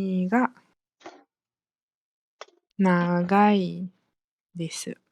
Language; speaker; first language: Japanese; non-native, fluent; Malay